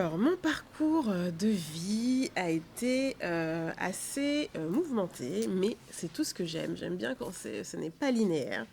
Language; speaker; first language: French; native; French